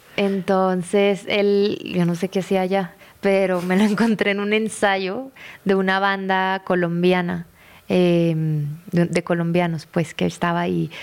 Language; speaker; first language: Spanish; native; Spanish